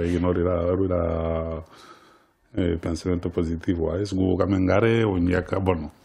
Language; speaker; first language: Basque; non-native, learner; Wolof